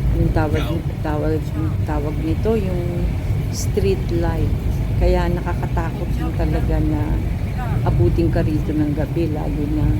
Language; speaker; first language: Filipino; native; Filipino